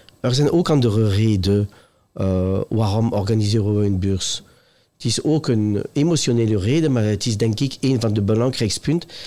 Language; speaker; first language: Dutch; non-native, local second language; French